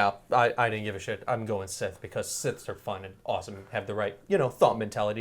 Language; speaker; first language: English; native; English